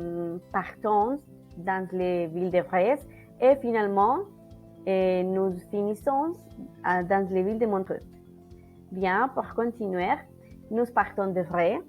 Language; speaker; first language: French; non-native, learner; Spanish